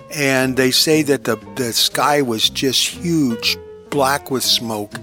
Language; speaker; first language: English; native; English